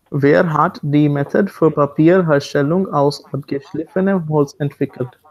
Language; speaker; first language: German; non-native, learner; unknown